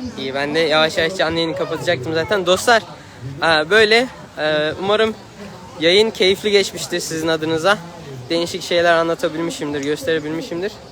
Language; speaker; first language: Turkish; native; Turkish